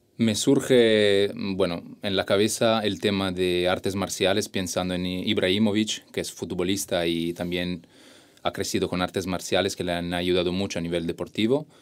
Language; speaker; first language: Spanish; non-native, fluent; Italian